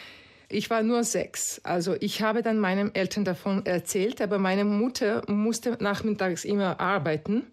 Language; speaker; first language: German; non-native, fluent; Croatian